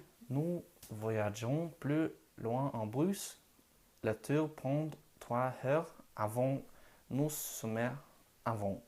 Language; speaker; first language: French; non-native, learner; Norwegian